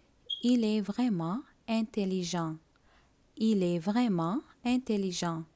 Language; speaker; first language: French; non-native, fluent; Tamil